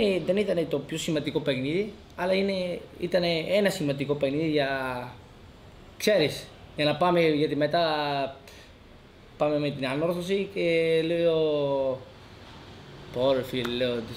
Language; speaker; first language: Greek; non-native, fluent; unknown